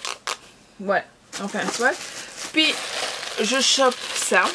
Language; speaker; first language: French; native; French